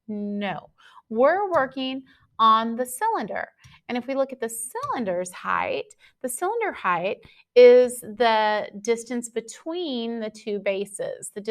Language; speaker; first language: English; native; English